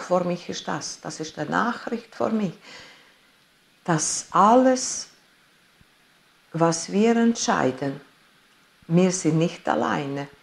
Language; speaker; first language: German; non-native, fluent; Italian